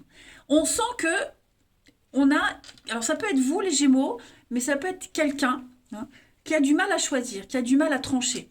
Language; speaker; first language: French; native; French